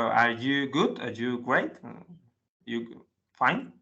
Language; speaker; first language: English; non-native, learner; Spanish